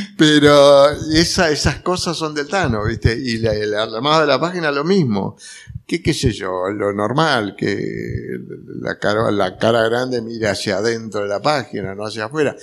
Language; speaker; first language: Spanish; early bilingual, other home language; Italian